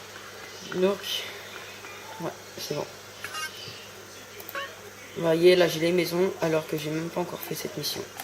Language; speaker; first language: French; native; French